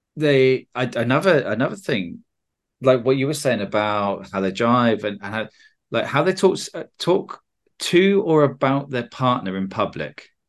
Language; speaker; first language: English; native; English